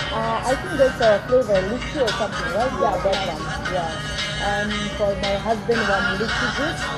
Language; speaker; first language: English; non-native, local second language; Tibetan